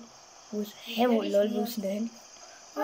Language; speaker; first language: German; native; German